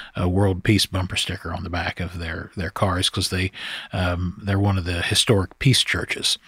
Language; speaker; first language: English; native; English